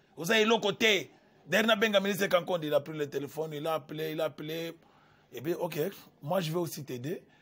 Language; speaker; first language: French; non-native, local second language; Lingala